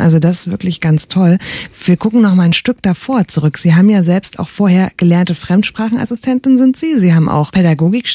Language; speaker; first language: German; native; German